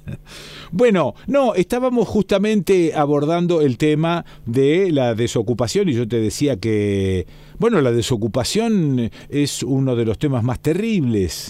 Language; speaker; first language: Spanish; native; Spanish